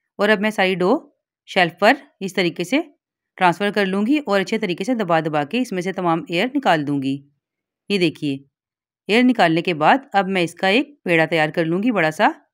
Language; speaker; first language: Urdu; native; Urdu